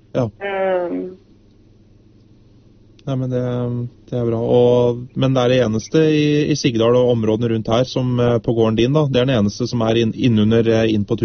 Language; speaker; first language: Norwegian; native; Norwegian